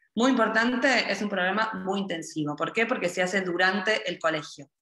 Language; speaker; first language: Spanish; native; Spanish